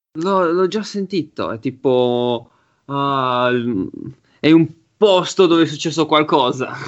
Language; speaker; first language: Italian; native; Italian